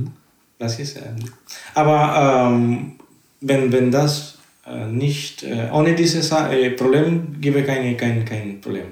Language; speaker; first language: German; non-native, fluent; Spanish